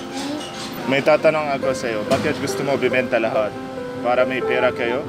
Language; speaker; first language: Filipino; non-native, learner; Arabic